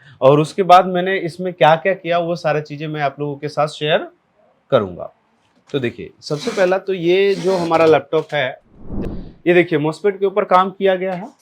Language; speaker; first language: Hindi; native; Hindi